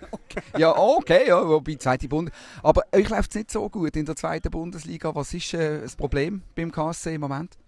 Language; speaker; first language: German; native; German